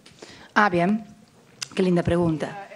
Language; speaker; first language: Spanish; native; Spanish